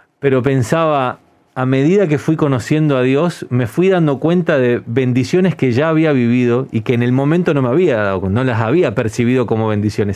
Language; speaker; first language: Spanish; native; Spanish